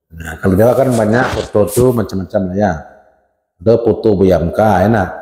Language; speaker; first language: Malay; non-native, local second language; Minangkabau